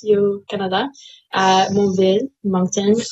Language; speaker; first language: French; non-native, local second language; English